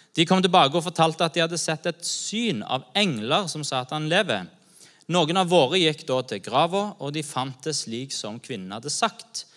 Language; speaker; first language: Norwegian; native; Norwegian